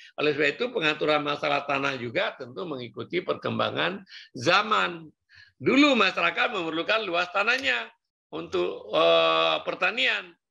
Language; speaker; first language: Indonesian; non-native, local second language; Achinese